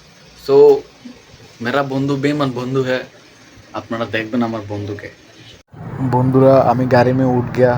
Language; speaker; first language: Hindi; non-native, learner; Bangla